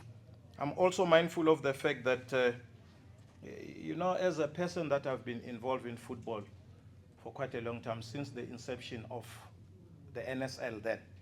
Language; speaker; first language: English; non-native, local second language; Zulu